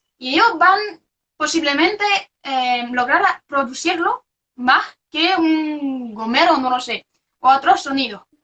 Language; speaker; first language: Spanish; non-native, fluent; French